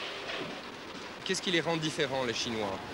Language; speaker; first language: French; native; French